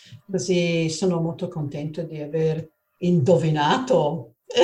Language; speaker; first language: Italian; non-native, fluent; English